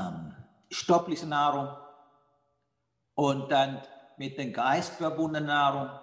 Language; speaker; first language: German; non-native, fluent; Sinhala